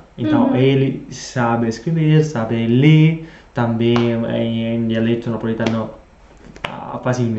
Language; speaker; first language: Portuguese; non-native, fluent; Italian